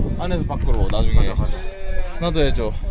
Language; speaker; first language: Korean; native; Korean